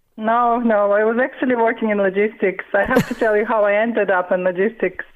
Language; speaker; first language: English; non-native, fluent; Russian